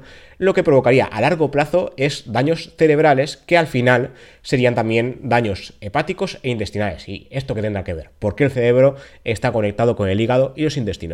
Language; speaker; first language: Spanish; native; Spanish